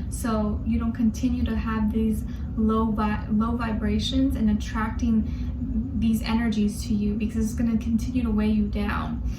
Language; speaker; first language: English; native; English